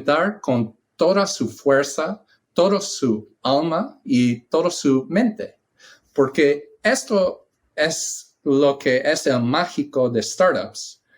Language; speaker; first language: Spanish; non-native, fluent; English